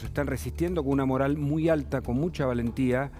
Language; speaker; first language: Spanish; native; Spanish